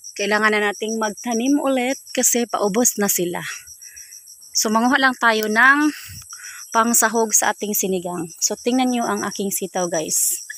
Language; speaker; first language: Filipino; non-native, local second language; Cebuano